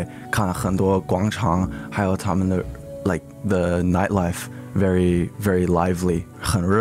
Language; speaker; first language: Chinese; early bilingual, heritage; English